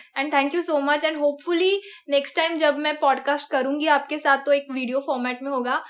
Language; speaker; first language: Hindi; non-native, local second language; Marathi